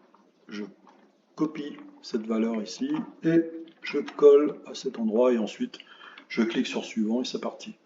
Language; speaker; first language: French; native; French